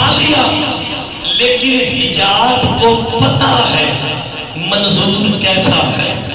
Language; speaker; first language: Urdu; non-native, local second language; Punjabi